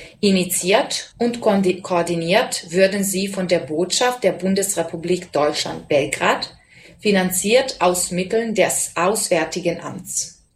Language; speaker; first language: German; non-native, fluent; Serbian